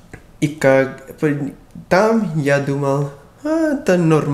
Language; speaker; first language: Russian; non-native, learner; English